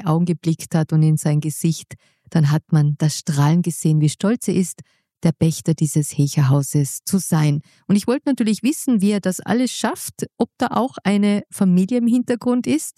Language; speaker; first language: German; native; German